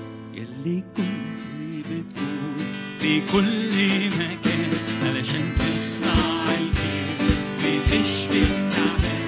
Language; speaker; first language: Arabic; native; Arabic